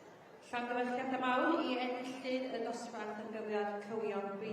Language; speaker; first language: Welsh; native; Welsh